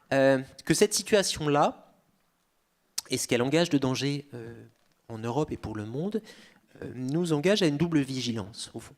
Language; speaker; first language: French; native; French